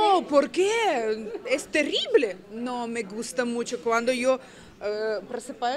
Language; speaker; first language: Spanish; non-native, learner; Russian